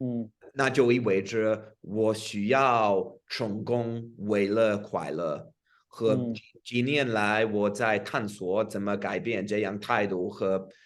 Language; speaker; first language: Chinese; non-native, fluent; English